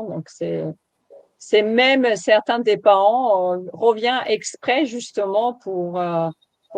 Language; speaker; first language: French; native; French